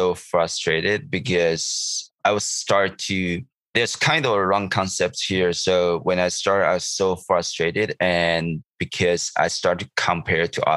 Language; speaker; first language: English; non-native, learner; Chinese